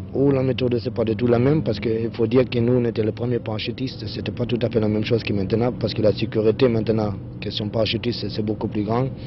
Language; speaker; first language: French; non-native, fluent; German